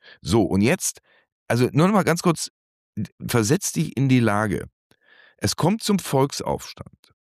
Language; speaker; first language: German; native; German